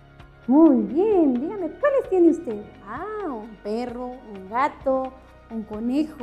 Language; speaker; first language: Spanish; non-native, local second language; Kʼicheʼ